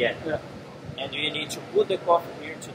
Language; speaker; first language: English; non-native, learner; Portuguese